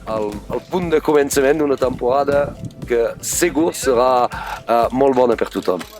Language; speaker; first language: Catalan; non-native, fluent; French